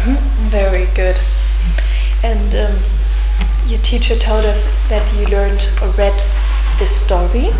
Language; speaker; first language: English; non-native, fluent; German